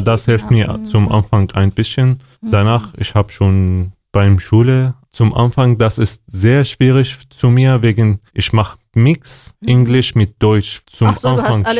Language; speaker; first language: German; non-native, learner; Arabic